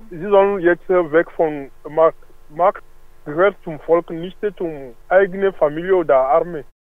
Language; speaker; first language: German; non-native, learner; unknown